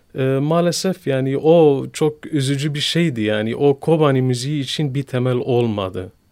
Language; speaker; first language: Turkish; non-native, fluent; Kurdish